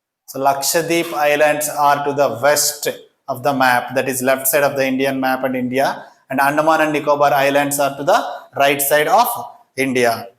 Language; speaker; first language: English; non-native, local second language; Telugu